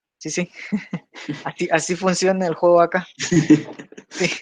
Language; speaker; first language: Spanish; native; Spanish